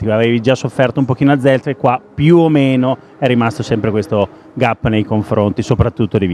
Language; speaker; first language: Italian; native; Italian